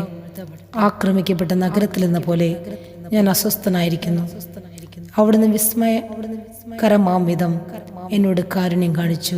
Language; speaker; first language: Malayalam; native; Malayalam